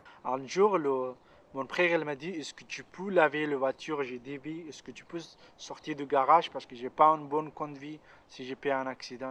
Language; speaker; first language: French; non-native, learner; Pashto